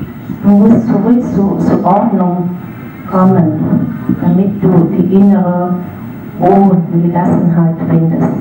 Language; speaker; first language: German; non-native, fluent; Vietnamese